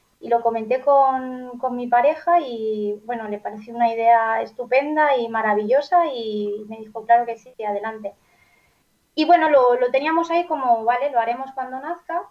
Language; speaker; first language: Spanish; non-native, local second language; Catalan